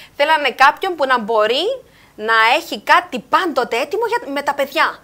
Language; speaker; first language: Greek; native; Greek